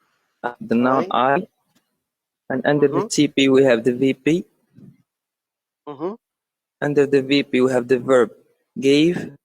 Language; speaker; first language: English; non-native, learner; Arabic